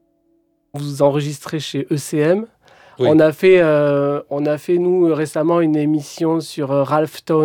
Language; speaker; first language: French; native; French